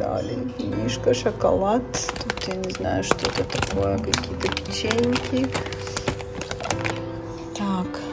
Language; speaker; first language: Russian; native; Russian